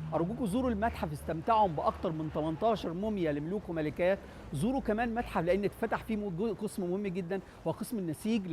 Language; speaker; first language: Egyptian Arabic; native; Egyptian Arabic